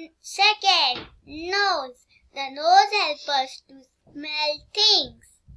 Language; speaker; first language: English; non-native, local second language; Marathi